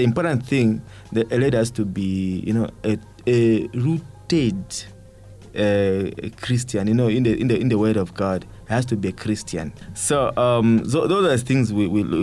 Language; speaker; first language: English; non-native, local second language; Bemba